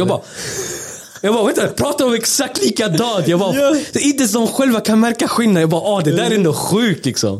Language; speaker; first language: Swedish; early bilingual, other home language; Spanish